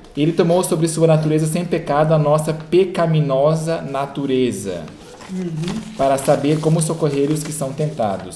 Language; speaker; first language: Portuguese; native; Portuguese